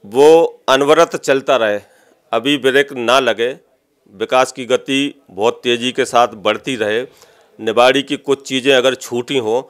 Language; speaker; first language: Hindi; native; Hindi